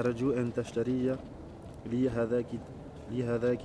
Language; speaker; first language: Arabic; non-native, learner; French